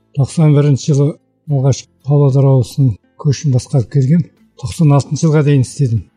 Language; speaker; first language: Kazakh; early bilingual, heritage; Kazakh